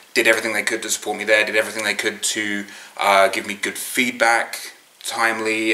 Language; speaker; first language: English; native; English